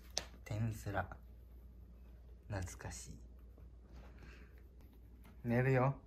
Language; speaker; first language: Japanese; native; Japanese